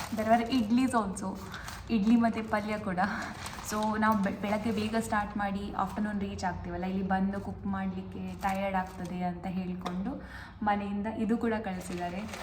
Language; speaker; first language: Kannada; non-native, local second language; Konkani